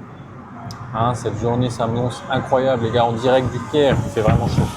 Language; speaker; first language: French; native; French